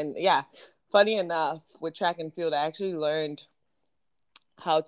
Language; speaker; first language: English; non-native, local second language; Akan